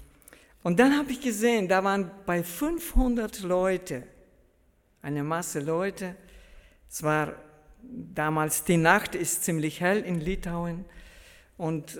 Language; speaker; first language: German; early bilingual, heritage; German